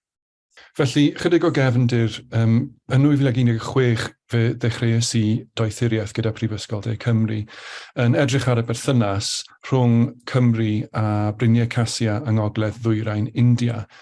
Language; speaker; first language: Welsh; native; Welsh